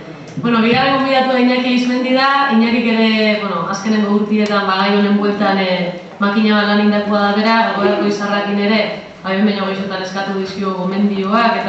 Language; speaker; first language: Basque; native; Basque